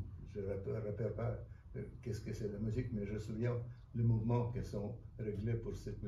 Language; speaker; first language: French; non-native, fluent; Russian